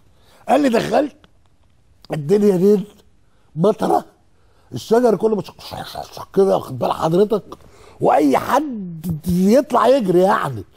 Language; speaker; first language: Arabic; native; Arabic